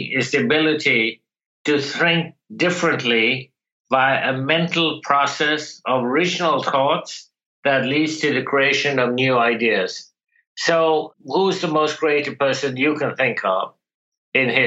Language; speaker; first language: English; non-native, local second language; Bangla